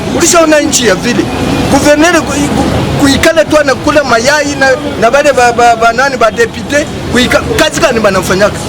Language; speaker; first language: Swahili; native; Swahili